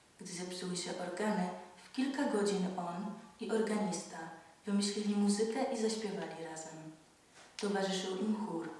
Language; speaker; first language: Polish; native; Polish